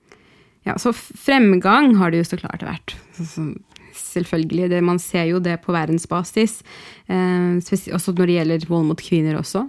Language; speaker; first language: Norwegian; early bilingual, other home language; Arabic